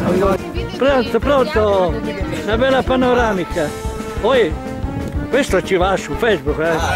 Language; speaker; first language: Italian; native; Italian